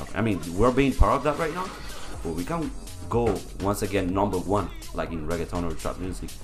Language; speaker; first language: English; non-native, local second language; Spanish